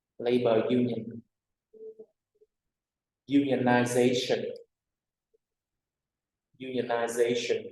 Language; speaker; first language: English; non-native, fluent; Vietnamese